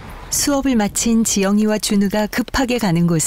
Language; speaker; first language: Korean; native; Korean